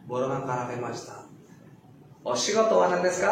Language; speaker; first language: Japanese; non-native, fluent; Filipino